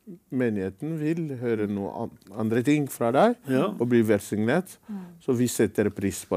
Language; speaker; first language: Norwegian; non-native, fluent; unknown